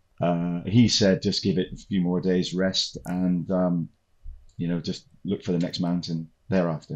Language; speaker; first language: English; native; English